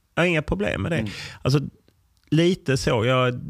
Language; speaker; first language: Swedish; native; Swedish